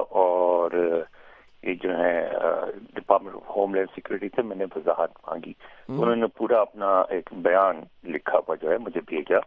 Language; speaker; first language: Urdu; native; Urdu